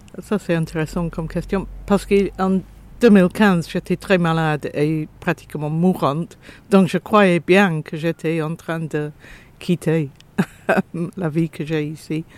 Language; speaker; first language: French; non-native, fluent; English